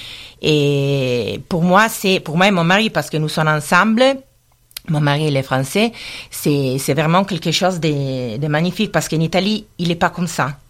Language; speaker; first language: French; non-native, learner; Italian